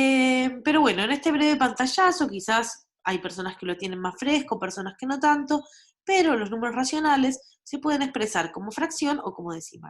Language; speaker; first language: Spanish; native; Spanish